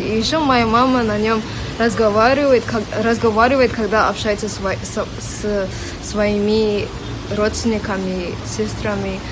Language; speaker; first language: Russian; non-native, local second language; English